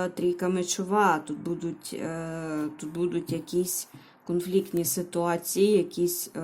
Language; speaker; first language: Ukrainian; native; Ukrainian